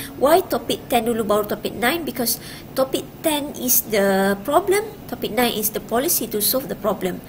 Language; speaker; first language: English; non-native, local second language; Malay